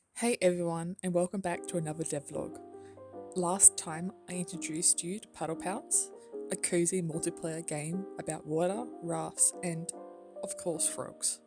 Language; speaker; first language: English; native; English